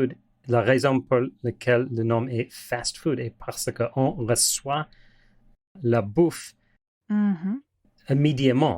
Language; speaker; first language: French; non-native, learner; English